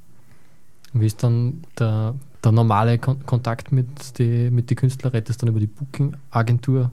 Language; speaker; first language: German; native; German